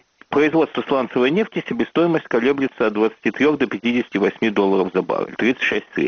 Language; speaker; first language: Russian; native; Russian